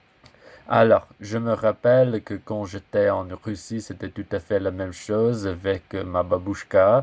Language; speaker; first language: French; non-native, learner; English